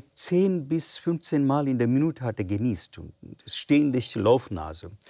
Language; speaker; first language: German; non-native, fluent; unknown